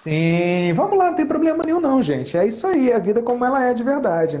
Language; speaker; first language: Portuguese; native; Portuguese